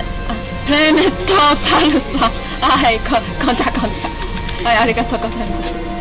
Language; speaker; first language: Japanese; non-native, learner; Cantonese